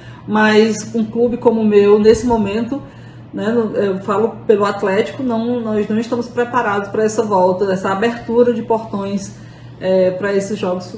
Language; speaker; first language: Portuguese; native; Portuguese